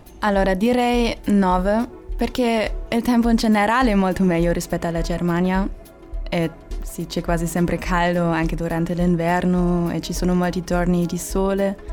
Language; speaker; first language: Italian; non-native, fluent; German